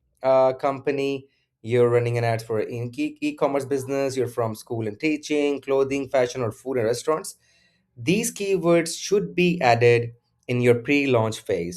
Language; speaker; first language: English; non-native, local second language; Urdu